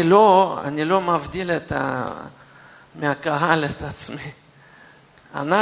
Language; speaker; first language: Hebrew; non-native, fluent; Russian